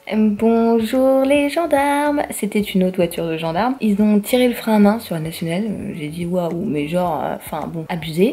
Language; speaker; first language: French; native; French